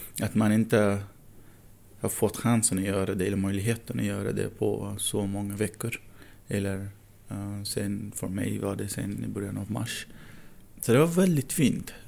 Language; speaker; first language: Swedish; non-native, fluent; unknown